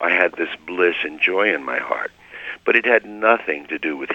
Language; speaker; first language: English; native; English